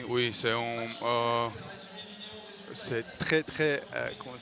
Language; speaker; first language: French; non-native, learner; Croatian